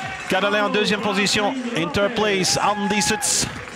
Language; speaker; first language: French; non-native, fluent; Dutch